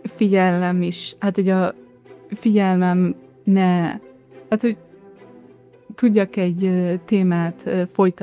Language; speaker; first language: Hungarian; early bilingual, heritage; Hungarian